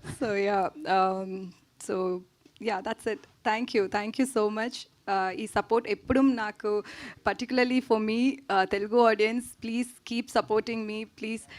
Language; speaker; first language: Telugu; non-native, learner; Tamil